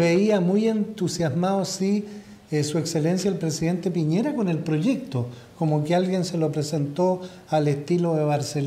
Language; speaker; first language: Spanish; native; Spanish